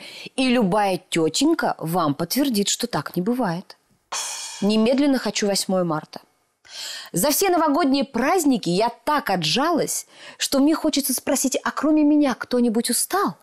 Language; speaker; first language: Russian; native; Russian